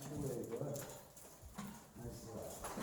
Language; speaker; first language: English; native; English